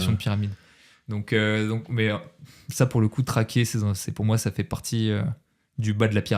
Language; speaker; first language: French; native; French